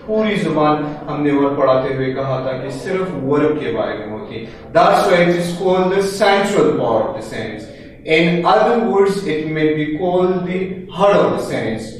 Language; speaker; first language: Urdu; non-native, local second language; Pashto